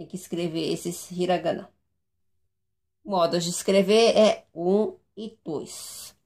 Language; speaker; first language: Portuguese; non-native, fluent; Japanese